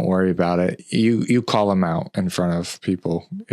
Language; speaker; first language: English; native; English